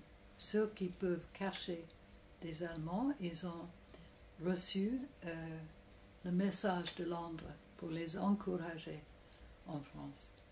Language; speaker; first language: French; non-native, fluent; English